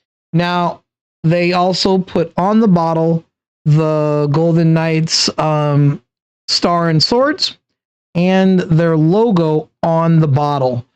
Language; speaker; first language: English; native; English